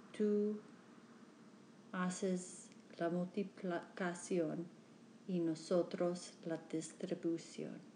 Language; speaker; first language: Spanish; non-native, learner; English